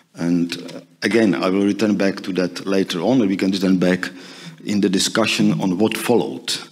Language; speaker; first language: English; non-native, fluent; Czech